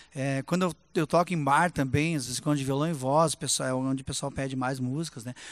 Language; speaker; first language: Portuguese; native; Portuguese